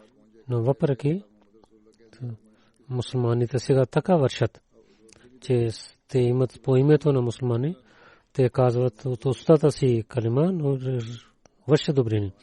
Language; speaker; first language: Bulgarian; non-native, learner; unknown